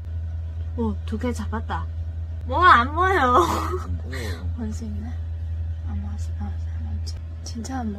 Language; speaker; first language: Korean; non-native, learner; Vietnamese